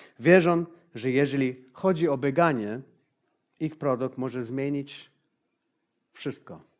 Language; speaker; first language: Polish; non-native, fluent; English